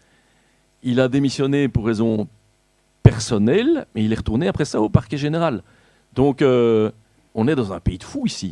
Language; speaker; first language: French; native; French